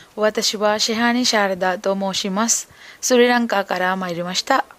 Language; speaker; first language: Japanese; non-native, learner; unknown